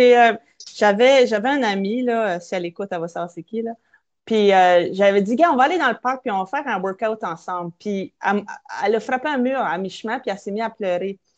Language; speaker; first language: French; native; French